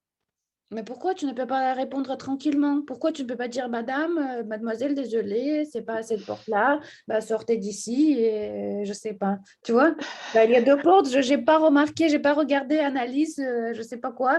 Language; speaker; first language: French; non-native, fluent; Russian